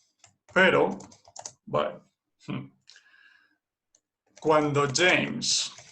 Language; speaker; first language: Spanish; non-native, fluent; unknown